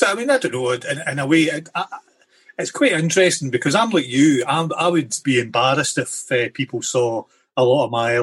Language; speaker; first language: English; native; English